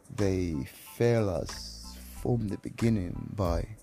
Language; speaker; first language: English; non-native, local second language; Nyanja